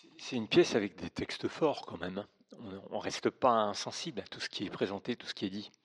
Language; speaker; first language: French; native; French